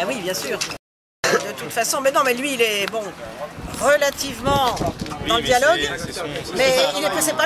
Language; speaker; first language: French; native; French